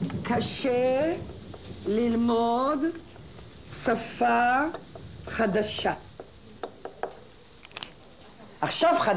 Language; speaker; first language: Hebrew; non-native, fluent; French